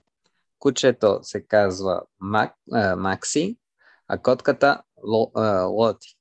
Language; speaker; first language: Bulgarian; non-native, learner; French